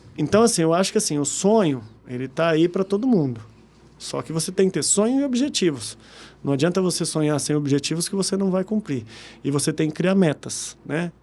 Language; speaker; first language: Portuguese; native; Portuguese